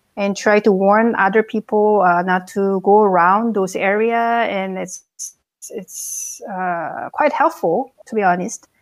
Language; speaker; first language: English; non-native, fluent; Korean